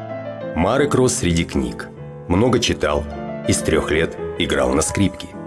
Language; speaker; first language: Russian; native; Russian